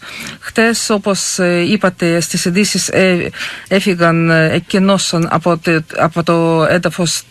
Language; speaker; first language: Greek; non-native, fluent; Ukrainian